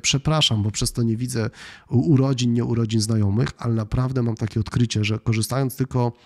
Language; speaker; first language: Polish; native; Polish